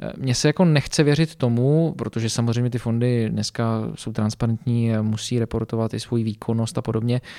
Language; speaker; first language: Czech; native; Czech